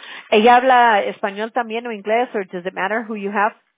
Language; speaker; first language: Spanish; early bilingual, other home language; English